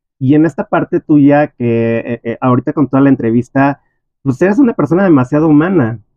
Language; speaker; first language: Spanish; native; Spanish